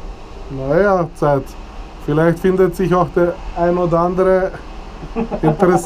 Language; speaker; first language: German; native; German